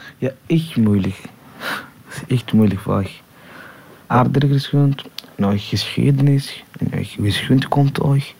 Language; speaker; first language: Dutch; non-native, learner; Somali